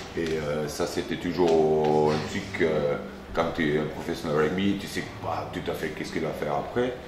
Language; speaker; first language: French; non-native, fluent; Afrikaans